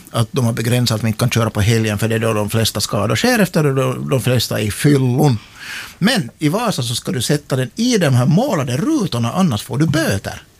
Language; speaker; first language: Swedish; native; Swedish